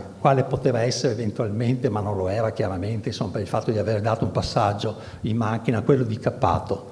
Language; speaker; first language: Italian; native; Italian